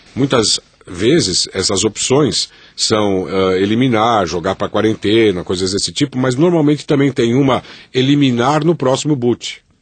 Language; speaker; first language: Portuguese; native; Portuguese